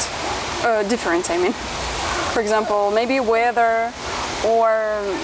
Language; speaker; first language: English; non-native, fluent; Russian